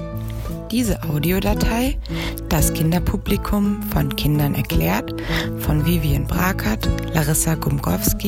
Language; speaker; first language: German; native; German